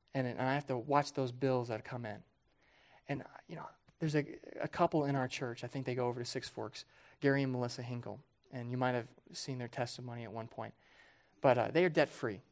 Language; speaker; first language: English; native; English